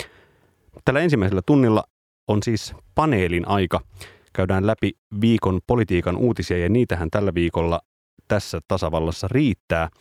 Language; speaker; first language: Finnish; native; Finnish